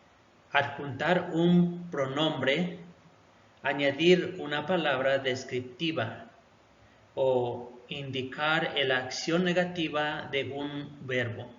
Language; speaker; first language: Spanish; non-native, local second language; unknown